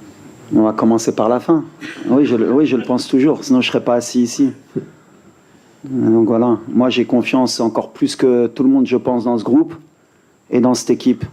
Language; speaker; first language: French; native; French